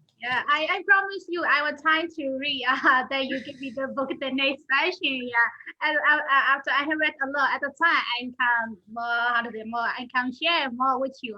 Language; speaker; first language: English; non-native, learner; Burmese